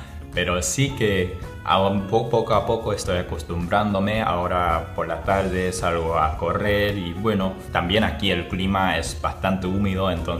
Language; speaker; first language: Spanish; non-native, fluent; Japanese